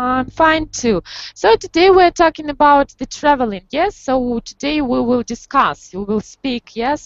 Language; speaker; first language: English; non-native, fluent; Russian